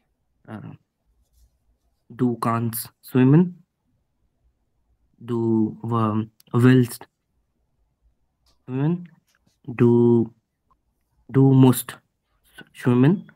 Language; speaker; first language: German; non-native, learner; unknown